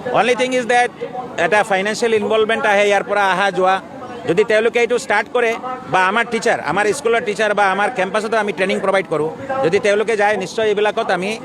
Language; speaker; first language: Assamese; non-native, local second language; Bangla